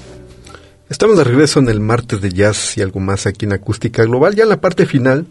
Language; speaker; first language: Spanish; native; Spanish